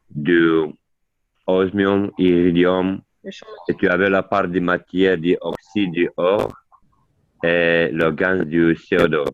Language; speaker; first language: French; non-native, learner; Italian